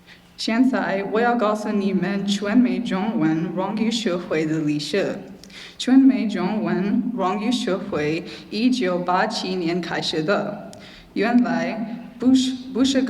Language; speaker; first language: Chinese; non-native, learner; English